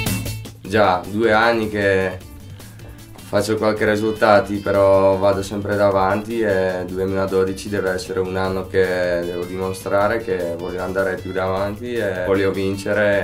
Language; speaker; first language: Italian; non-native, fluent; Slovak